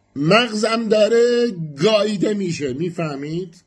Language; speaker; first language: Persian; native; Persian